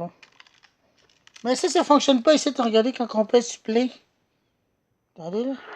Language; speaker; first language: French; native; French